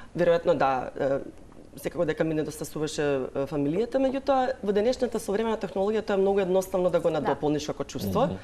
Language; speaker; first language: Macedonian; native; Macedonian